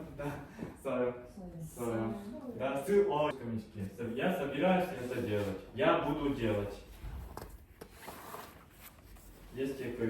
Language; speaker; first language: Russian; non-native, fluent; Korean